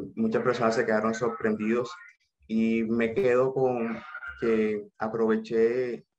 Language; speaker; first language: Spanish; native; Spanish